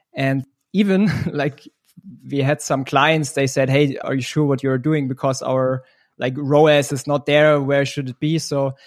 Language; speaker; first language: English; non-native, fluent; German